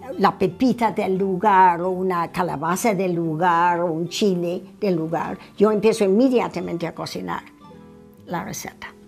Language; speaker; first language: Spanish; non-native, fluent; English